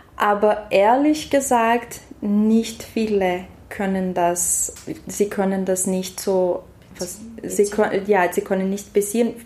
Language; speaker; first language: German; non-native, fluent; Portuguese